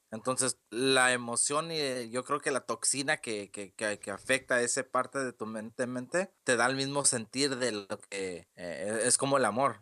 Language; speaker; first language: Spanish; early bilingual, heritage; Spanish